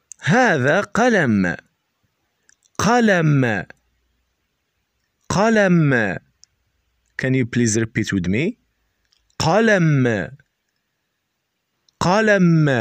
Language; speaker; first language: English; non-native, learner; Arabic